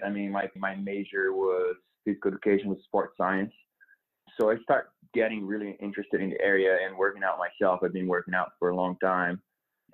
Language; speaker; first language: English; non-native, fluent; Portuguese